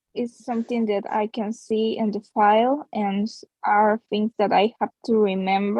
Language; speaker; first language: English; non-native, learner; Spanish